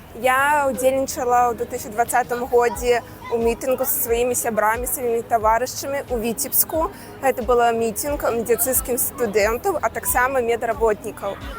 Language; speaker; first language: Belarusian; non-native, local second language; Russian